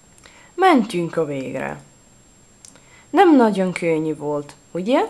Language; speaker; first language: Hungarian; non-native, learner; Italian